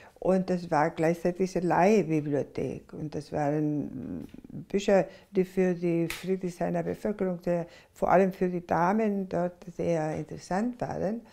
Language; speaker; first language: German; non-native, fluent; Spanish